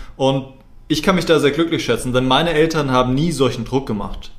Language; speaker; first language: German; native; German